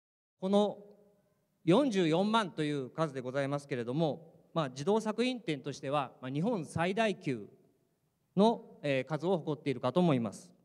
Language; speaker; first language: Japanese; native; Japanese